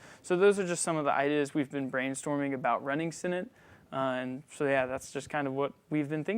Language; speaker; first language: English; native; English